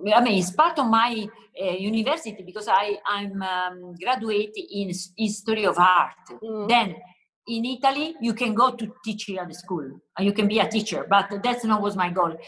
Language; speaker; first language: English; non-native, learner; Italian